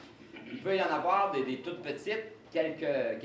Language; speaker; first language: French; native; French